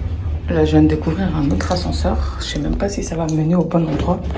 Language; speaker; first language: French; native; French